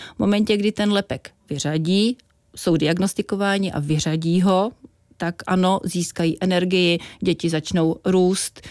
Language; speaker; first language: Czech; native; Czech